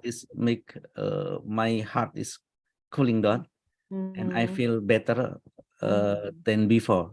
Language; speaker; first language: English; non-native, fluent; Indonesian